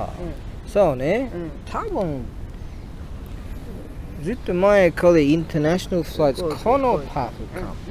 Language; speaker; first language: Japanese; non-native, learner; English